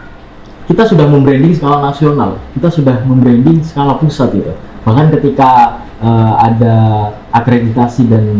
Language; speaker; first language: Indonesian; non-native, local second language; Javanese